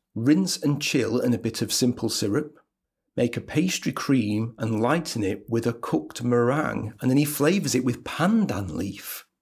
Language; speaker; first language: English; native; English